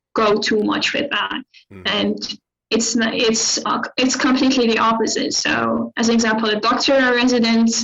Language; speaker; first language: English; non-native, fluent; Arabic